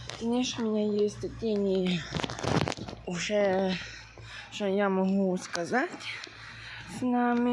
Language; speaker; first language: Ukrainian; non-native, local second language; Russian